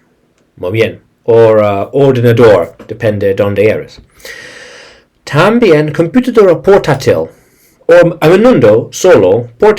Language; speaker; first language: Spanish; non-native, learner; English